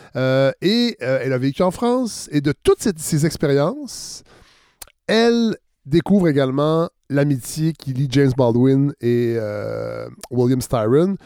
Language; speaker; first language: French; native; French